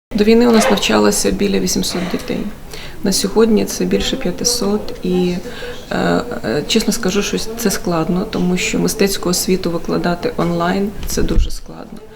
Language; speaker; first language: Ukrainian; native; Ukrainian